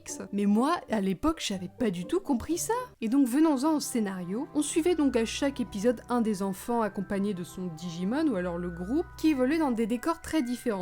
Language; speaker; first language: French; native; French